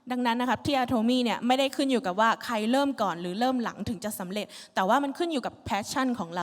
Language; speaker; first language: Thai; native; Thai